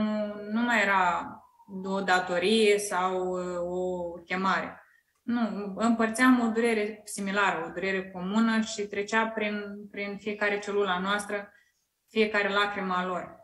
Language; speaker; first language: Romanian; native; Romanian